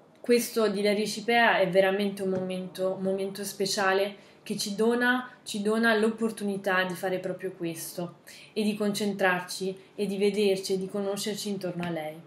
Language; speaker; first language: Italian; early bilingual, heritage; Italian